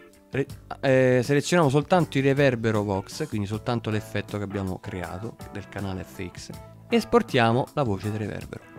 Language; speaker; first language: Italian; native; Italian